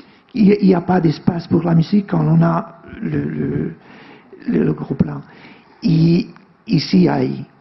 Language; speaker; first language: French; non-native, learner; Spanish